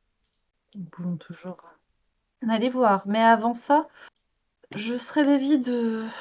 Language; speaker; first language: French; native; French